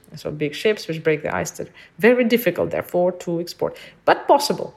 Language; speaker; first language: English; early bilingual, other home language; Ukrainian